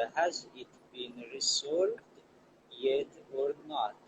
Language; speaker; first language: English; non-native, learner; Persian